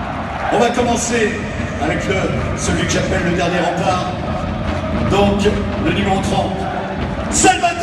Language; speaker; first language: French; native; French